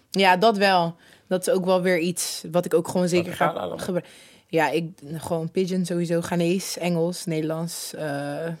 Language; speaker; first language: Dutch; native; Dutch